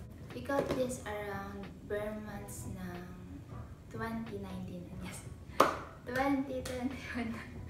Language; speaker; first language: English; non-native, local second language; Filipino